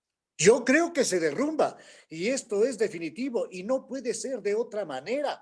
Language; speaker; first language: Spanish; native; Spanish